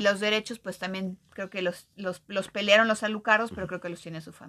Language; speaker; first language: Spanish; native; Spanish